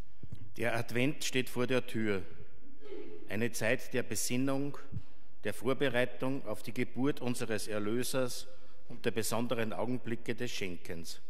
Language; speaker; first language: German; native; German